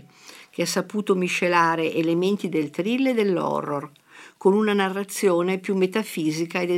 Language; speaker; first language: Italian; native; Italian